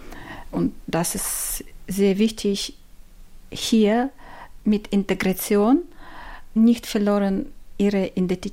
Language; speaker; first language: German; non-native, learner; Ukrainian